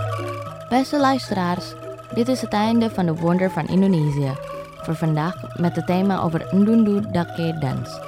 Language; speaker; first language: Dutch; non-native, fluent; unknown